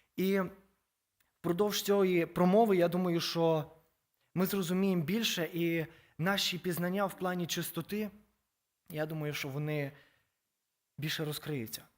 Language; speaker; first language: Ukrainian; native; Ukrainian